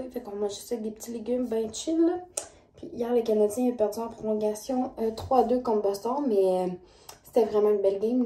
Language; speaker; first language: French; native; French